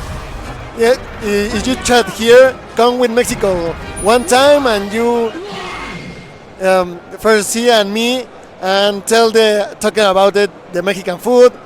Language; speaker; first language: English; non-native, learner; Spanish